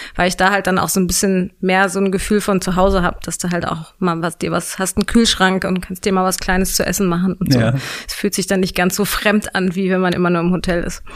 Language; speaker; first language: German; native; German